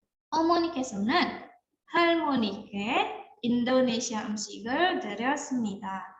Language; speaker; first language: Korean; non-native, fluent; Indonesian